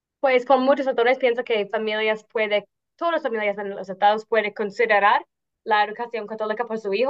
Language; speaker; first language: Spanish; non-native, fluent; English